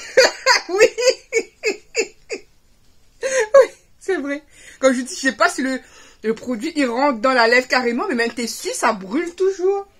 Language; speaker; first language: French; native; French